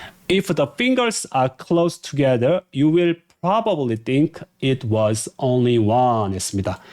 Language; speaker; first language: English; non-native, fluent; Korean